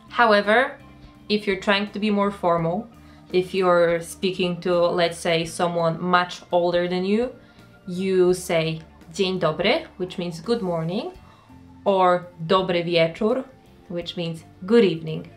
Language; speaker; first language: English; non-native, fluent; Polish